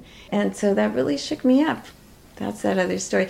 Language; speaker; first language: English; native; English